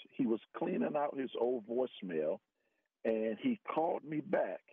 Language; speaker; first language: English; native; English